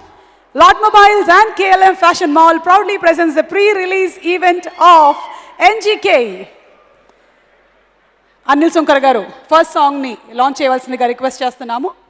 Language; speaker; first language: Telugu; native; Telugu